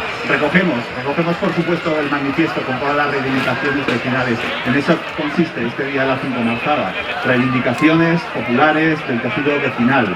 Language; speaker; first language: Spanish; native; Spanish